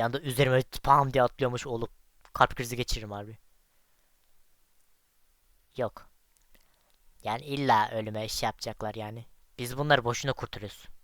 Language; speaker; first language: Turkish; native; Turkish